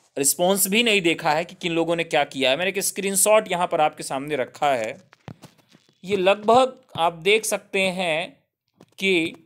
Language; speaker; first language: Hindi; native; Hindi